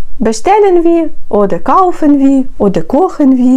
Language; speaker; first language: German; non-native, fluent; Ukrainian